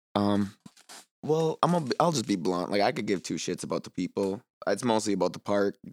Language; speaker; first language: English; native; English